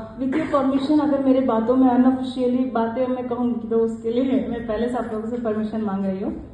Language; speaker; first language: Hindi; non-native, local second language; Kannada